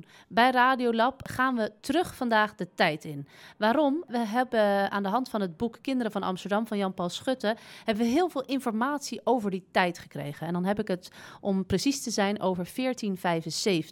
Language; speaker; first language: Dutch; native; Dutch